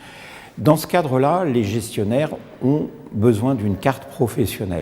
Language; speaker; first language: French; native; French